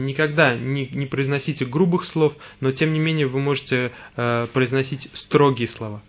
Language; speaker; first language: Russian; native; Russian